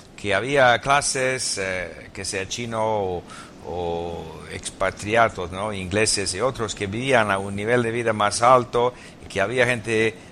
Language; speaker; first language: Spanish; non-native, learner; English